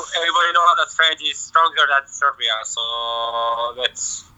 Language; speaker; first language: English; non-native, learner; French